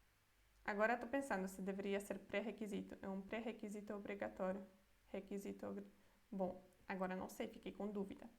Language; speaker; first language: Portuguese; non-native, fluent; Polish